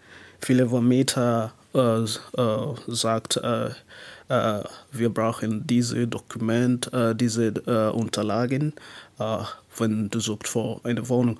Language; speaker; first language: German; non-native, learner; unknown